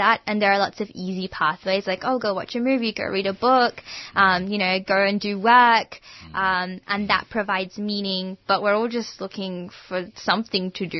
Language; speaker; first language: English; non-native, local second language; Gujarati